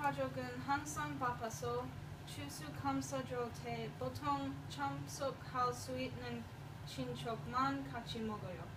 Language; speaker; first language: Korean; non-native, learner; English